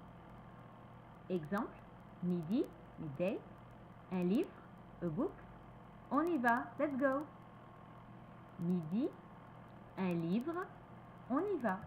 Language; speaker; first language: French; native; French